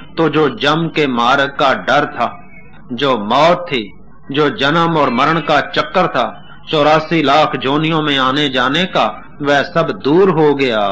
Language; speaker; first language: Hindi; non-native, local second language; Punjabi